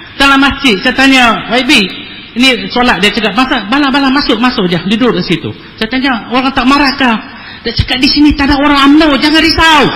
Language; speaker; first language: Malay; non-native, local second language; Tamil